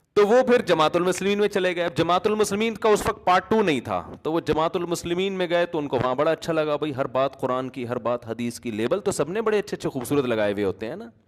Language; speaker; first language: Urdu; native; Urdu